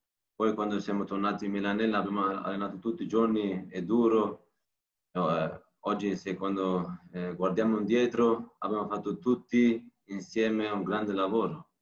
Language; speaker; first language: Italian; non-native, learner; Turkish